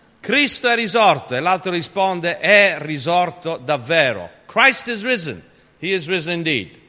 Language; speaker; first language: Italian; early bilingual, other home language; English